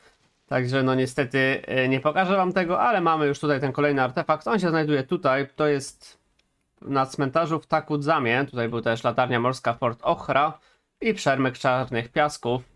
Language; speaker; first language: Polish; native; Polish